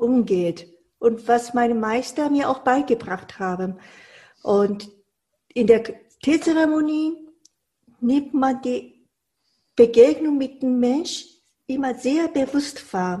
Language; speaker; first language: German; non-native, fluent; Japanese